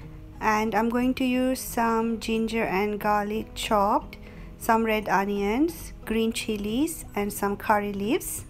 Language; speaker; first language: English; non-native, local second language; Sinhala